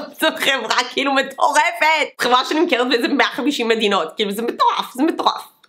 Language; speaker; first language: Hebrew; non-native, fluent; English